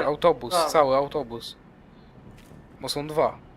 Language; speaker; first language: Polish; native; Polish